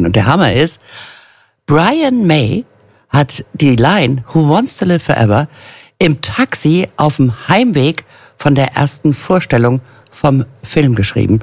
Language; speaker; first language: German; native; German